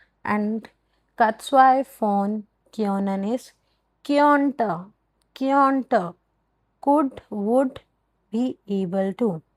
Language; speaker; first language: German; non-native, learner; Hindi